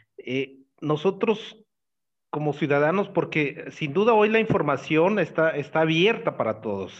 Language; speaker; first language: Spanish; native; Spanish